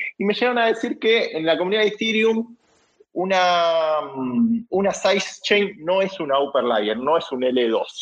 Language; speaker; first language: Spanish; native; Spanish